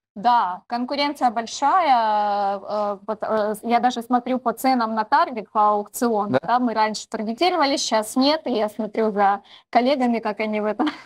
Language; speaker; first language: Russian; native; Russian